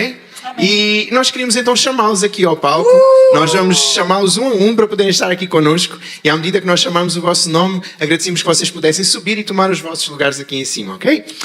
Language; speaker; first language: Portuguese; native; Portuguese